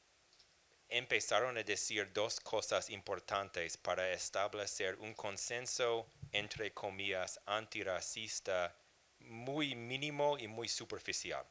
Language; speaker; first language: Spanish; non-native, fluent; English